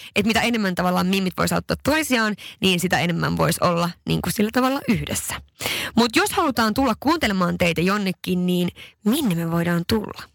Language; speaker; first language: Finnish; early bilingual, heritage; Finnish